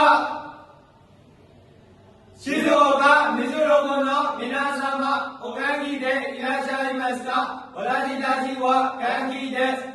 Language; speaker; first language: Japanese; non-native, learner; Burmese